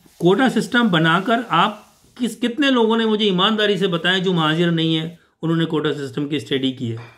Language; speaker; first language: Urdu; native; Urdu